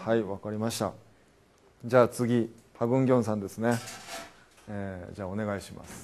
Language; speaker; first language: Japanese; native; Japanese